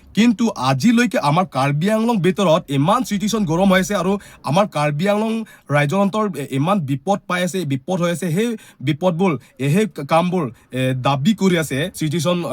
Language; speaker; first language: Assamese; non-native, local second language; Karbi